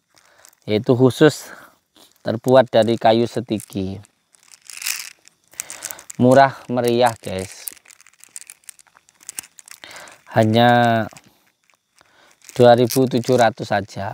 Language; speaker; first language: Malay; non-native, local second language; Javanese